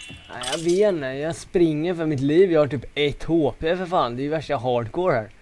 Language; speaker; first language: Swedish; native; Swedish